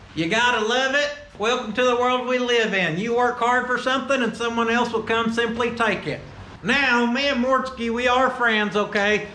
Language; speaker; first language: English; native; English